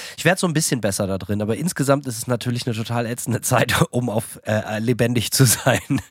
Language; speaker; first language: German; native; German